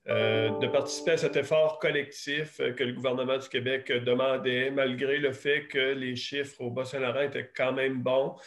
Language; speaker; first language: French; native; French